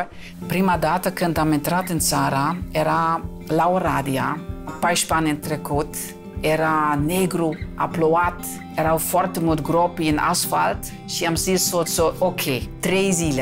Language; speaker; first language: Romanian; non-native, fluent; Dutch